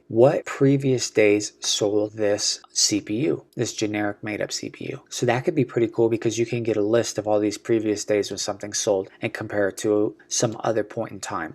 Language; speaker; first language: English; native; English